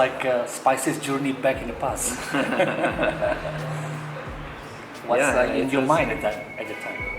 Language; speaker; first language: English; non-native, learner; Indonesian